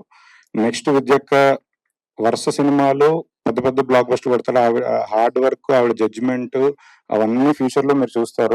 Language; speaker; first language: Telugu; native; Telugu